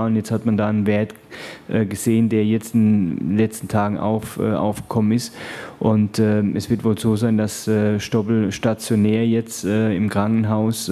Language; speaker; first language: German; native; German